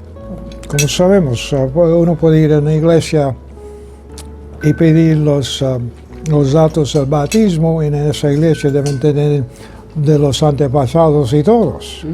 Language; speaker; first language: Spanish; non-native, fluent; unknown